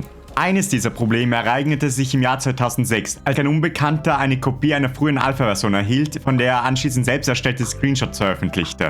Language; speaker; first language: German; native; German